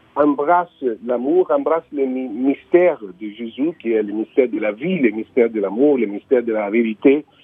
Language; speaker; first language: French; non-native, learner; Italian